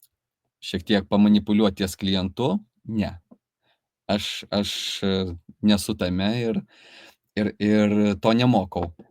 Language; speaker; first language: Lithuanian; native; Lithuanian